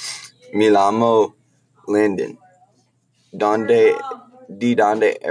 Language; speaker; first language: Spanish; non-native, learner; English